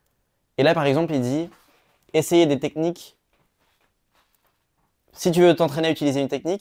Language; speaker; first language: French; native; French